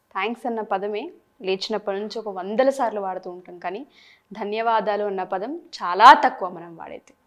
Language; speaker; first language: Telugu; native; Telugu